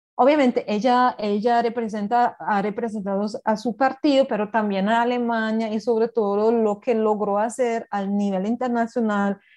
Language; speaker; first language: Spanish; non-native, fluent; German